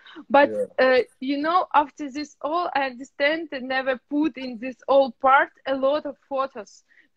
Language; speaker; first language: English; non-native, learner; Russian